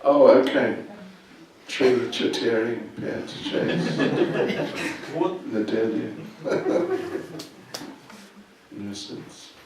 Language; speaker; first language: Russian; non-native, learner; English